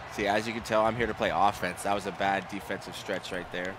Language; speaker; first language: English; native; English